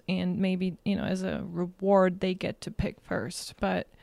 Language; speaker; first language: English; non-native, fluent; German